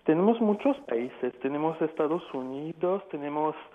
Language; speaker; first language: Spanish; non-native, fluent; French